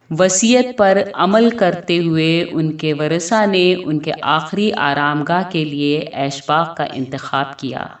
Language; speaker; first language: Urdu; native; Urdu